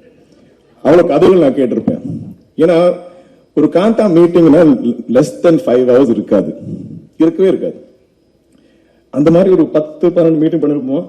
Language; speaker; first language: Tamil; non-native, local second language; Malayalam